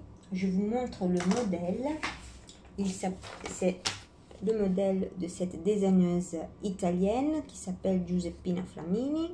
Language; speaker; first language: French; non-native, fluent; Italian